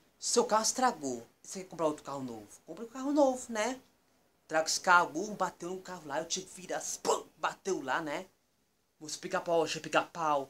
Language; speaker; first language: Portuguese; native; Portuguese